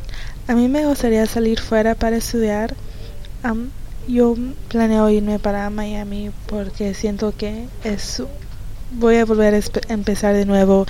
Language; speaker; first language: Spanish; early bilingual, heritage; Spanish